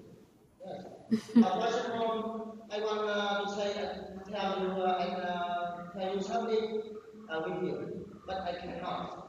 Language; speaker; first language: English; non-native, learner; Vietnamese